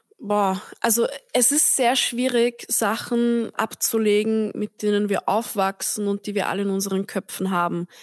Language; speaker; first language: German; early bilingual, other home language; Turkish